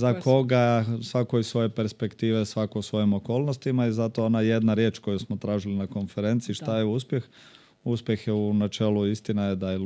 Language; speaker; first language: Croatian; native; Croatian